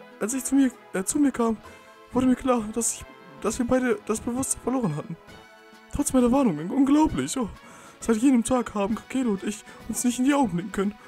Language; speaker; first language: German; native; German